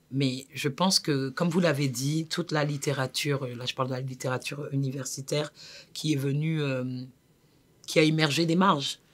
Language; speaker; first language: French; native; French